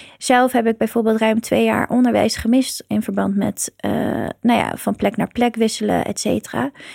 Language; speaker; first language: Dutch; early bilingual, other home language; Persian